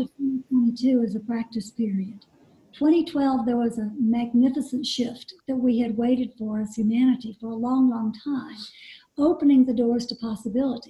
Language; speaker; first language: English; native; English